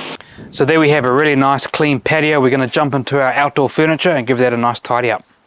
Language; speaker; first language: English; native; English